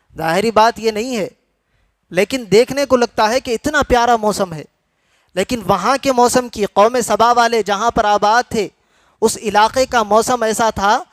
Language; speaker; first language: Urdu; native; Urdu